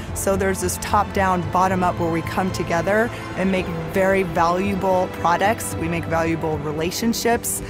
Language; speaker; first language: English; native; English